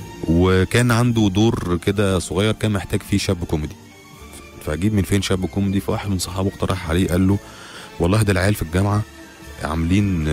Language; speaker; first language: Arabic; native; Arabic